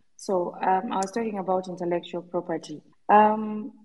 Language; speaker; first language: English; non-native, local second language; Ganda